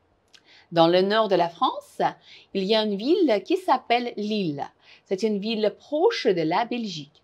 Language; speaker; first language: French; non-native, fluent; Uzbek